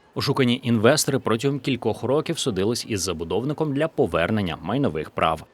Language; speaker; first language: Ukrainian; native; Ukrainian